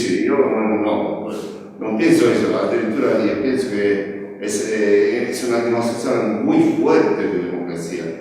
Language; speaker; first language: Spanish; non-native, learner; Italian